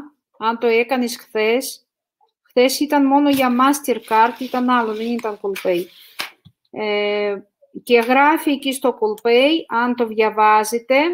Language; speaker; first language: Greek; non-native, fluent; Russian